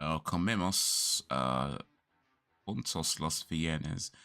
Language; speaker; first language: Spanish; non-native, learner; English